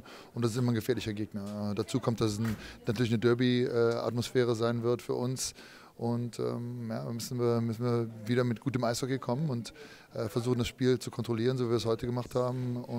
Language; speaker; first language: German; native; German